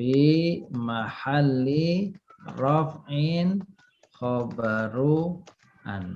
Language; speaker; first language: Arabic; non-native, fluent; Indonesian